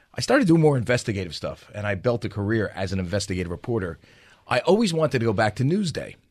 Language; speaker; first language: English; native; English